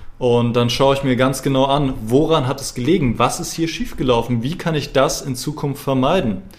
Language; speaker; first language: German; native; German